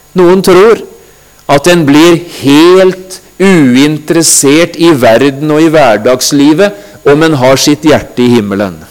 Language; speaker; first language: Norwegian; native; Norwegian